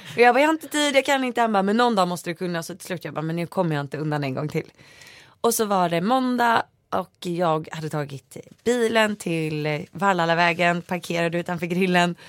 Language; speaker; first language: Swedish; native; Swedish